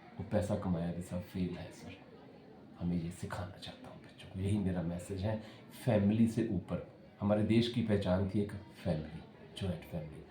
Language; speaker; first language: Hindi; non-native, local second language; Punjabi